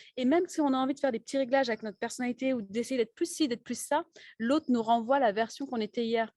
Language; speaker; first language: French; native; French